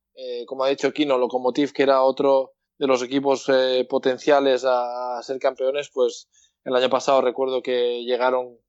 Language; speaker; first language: Spanish; native; Spanish